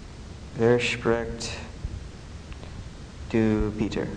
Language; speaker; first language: German; non-native, learner; English